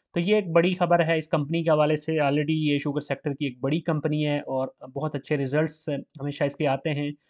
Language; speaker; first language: Urdu; native; Urdu